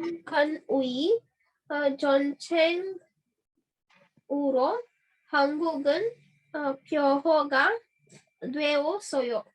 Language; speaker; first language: Korean; non-native, learner; Hindi